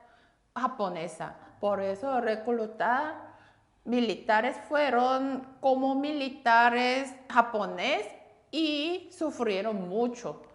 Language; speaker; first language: Spanish; non-native, fluent; Korean